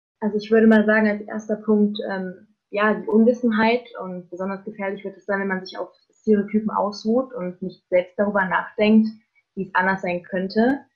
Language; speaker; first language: German; native; German